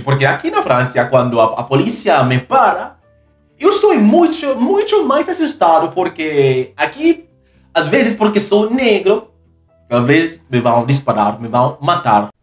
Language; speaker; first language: Portuguese; non-native, learner; English